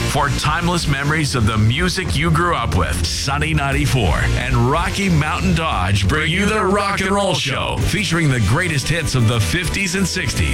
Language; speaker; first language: English; native; English